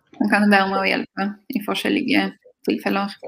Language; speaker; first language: Norwegian; non-native, fluent; Polish